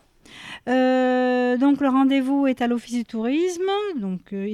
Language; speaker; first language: French; native; French